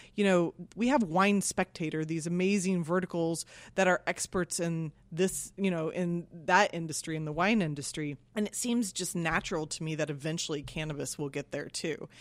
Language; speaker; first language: English; native; English